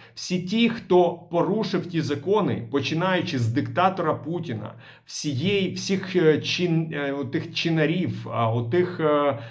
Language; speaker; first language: Ukrainian; non-native, local second language; Russian